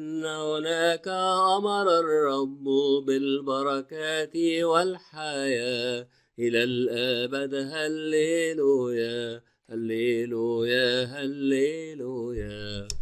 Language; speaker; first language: Arabic; native; Arabic